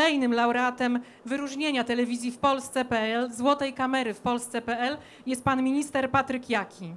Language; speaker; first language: Polish; native; Polish